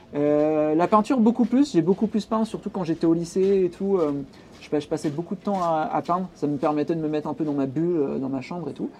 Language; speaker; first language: French; native; French